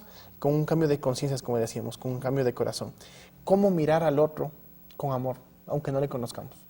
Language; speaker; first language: Spanish; native; Spanish